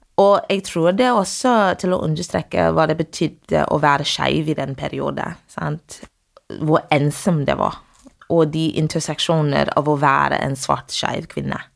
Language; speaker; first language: Norwegian; non-native, fluent; English